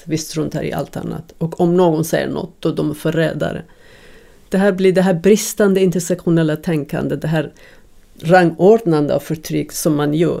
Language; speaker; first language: Swedish; non-native, fluent; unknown